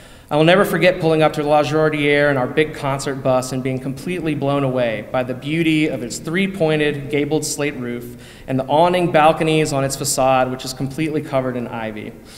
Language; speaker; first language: English; native; English